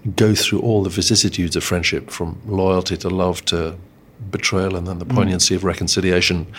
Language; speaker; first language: English; native; English